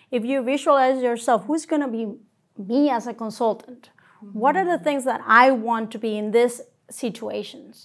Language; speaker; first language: English; non-native, fluent; Spanish